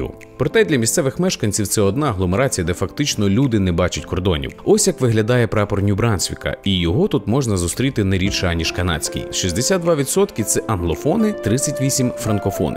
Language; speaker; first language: Ukrainian; native; Ukrainian